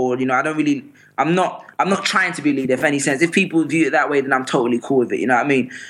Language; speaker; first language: English; native; English